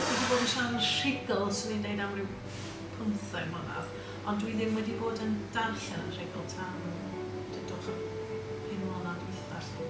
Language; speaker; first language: Welsh; non-native, local second language; English